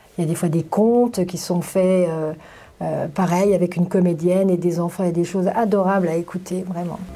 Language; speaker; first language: French; native; French